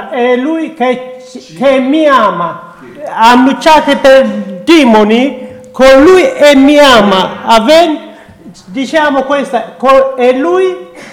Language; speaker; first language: Italian; non-native, learner; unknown